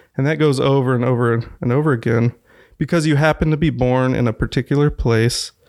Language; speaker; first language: English; native; English